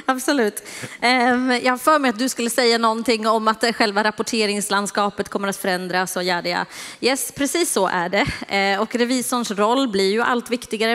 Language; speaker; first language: Swedish; native; Swedish